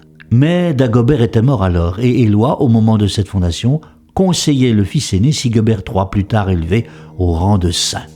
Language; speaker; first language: French; native; French